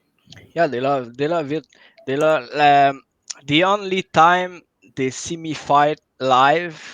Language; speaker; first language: English; non-native, local second language; French